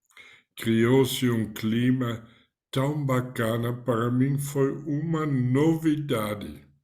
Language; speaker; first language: Portuguese; non-native, fluent; German